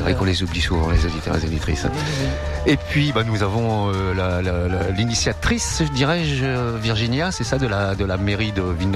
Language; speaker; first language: French; native; French